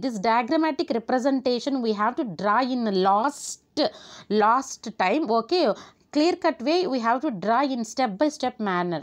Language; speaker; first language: English; non-native, local second language; Telugu